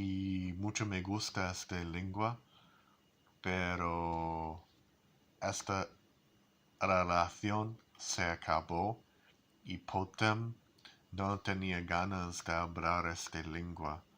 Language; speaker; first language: Spanish; non-native, learner; English